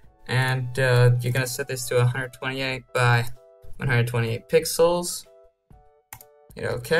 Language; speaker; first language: English; native; English